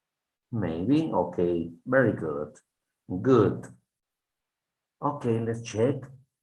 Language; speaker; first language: English; non-native, fluent; Spanish